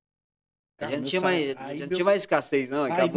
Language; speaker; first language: Portuguese; native; Portuguese